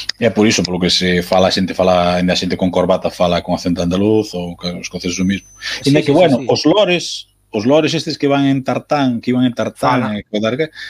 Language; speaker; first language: Galician; native; Galician